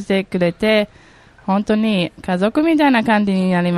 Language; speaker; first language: Japanese; non-native, fluent; German